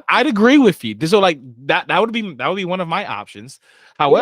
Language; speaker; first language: English; native; English